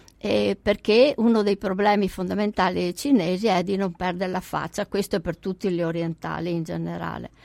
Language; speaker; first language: Italian; native; Italian